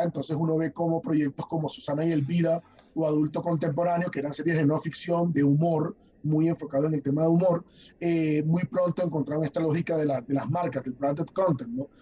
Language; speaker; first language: Spanish; native; Spanish